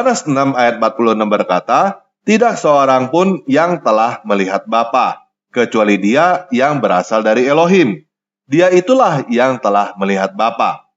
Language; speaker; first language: Indonesian; native; Indonesian